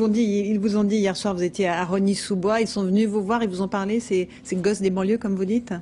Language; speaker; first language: French; native; French